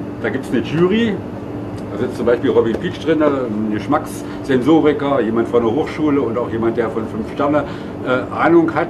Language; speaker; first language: German; native; German